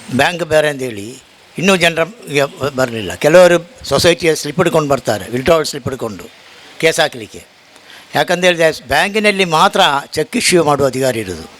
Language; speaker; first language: Kannada; native; Kannada